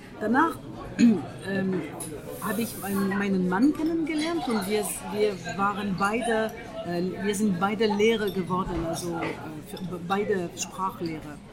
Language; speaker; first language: German; non-native, fluent; French